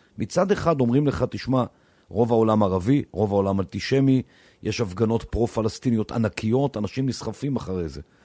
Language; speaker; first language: Hebrew; native; Hebrew